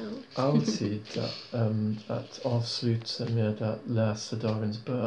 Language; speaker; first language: Swedish; non-native, fluent; English